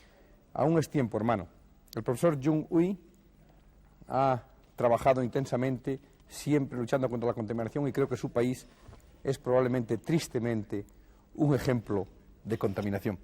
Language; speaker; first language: Spanish; native; Spanish